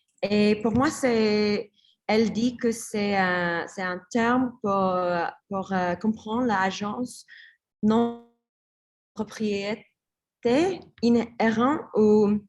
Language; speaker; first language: French; non-native, learner; English